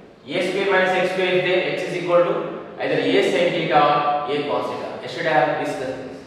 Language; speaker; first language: English; non-native, local second language; Kannada